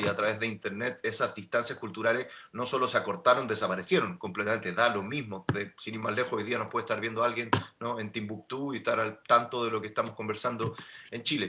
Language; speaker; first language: Spanish; native; Spanish